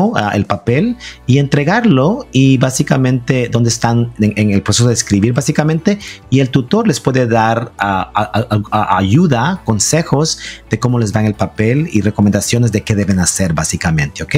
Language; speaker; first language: Spanish; early bilingual, heritage; Spanish